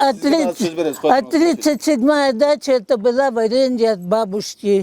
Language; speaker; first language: Russian; native; Russian